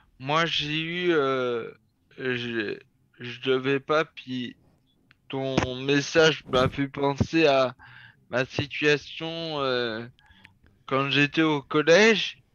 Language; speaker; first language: French; native; French